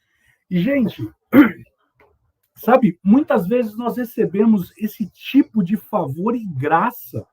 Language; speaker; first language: Portuguese; native; Portuguese